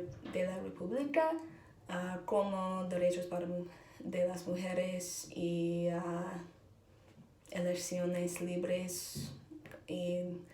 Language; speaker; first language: Spanish; non-native, learner; English